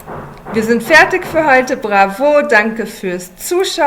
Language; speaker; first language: German; non-native, fluent; English